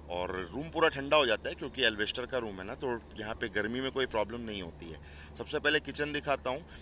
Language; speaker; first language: Hindi; non-native, local second language; Odia